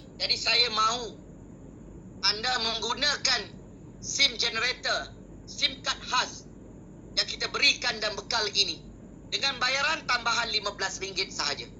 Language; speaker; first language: Malay; native; Malay